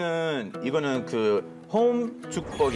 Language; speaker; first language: Korean; non-native, learner; Hebrew